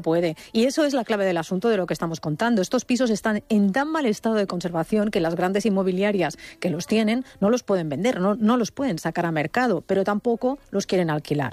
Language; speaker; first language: Spanish; native; Spanish